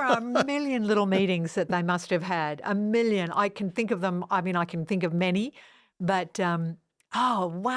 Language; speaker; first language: English; non-native, fluent; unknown